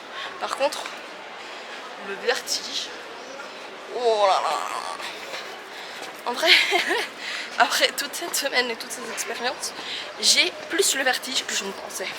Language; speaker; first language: French; native; French